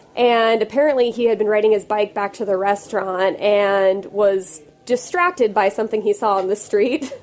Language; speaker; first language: English; native; English